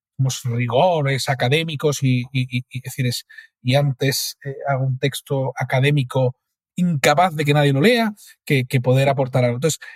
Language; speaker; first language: Spanish; native; Spanish